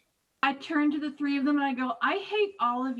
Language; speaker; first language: English; native; English